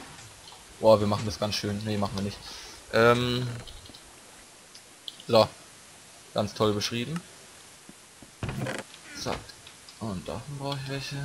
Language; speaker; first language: German; native; German